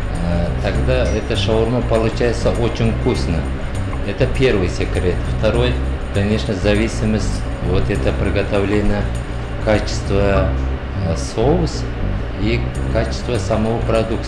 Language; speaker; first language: Russian; non-native, learner; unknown